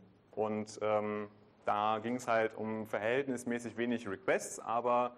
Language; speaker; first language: German; native; German